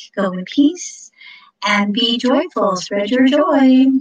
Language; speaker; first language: English; native; English